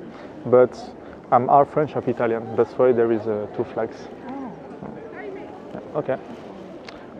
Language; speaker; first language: English; non-native, fluent; French